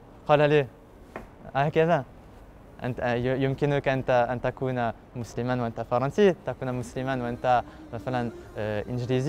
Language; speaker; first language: Arabic; non-native, learner; French